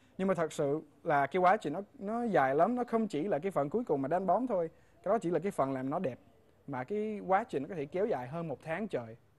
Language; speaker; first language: Vietnamese; non-native, fluent; English